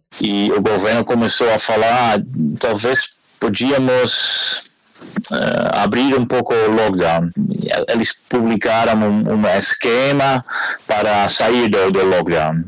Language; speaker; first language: Portuguese; non-native, fluent; Dutch